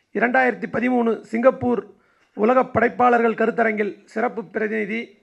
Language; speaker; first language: Tamil; native; Tamil